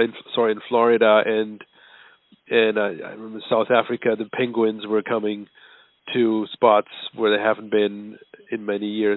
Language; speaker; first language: English; non-native, fluent; German